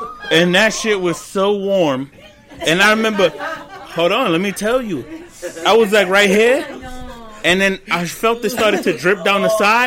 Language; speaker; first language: English; early bilingual, other home language; Spanish